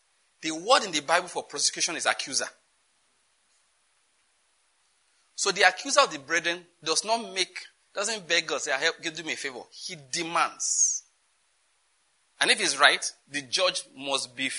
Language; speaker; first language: English; non-native, local second language; Yoruba